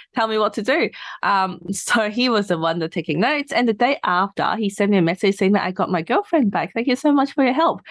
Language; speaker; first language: English; non-native, local second language; Cantonese